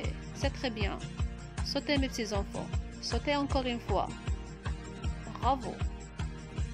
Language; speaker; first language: French; non-native, local second language; Arabic